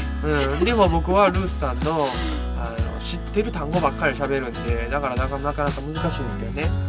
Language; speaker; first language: Japanese; native; Japanese